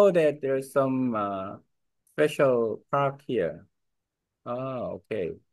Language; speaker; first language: English; non-native, learner; Korean